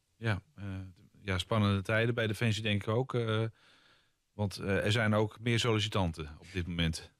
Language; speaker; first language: Dutch; native; Dutch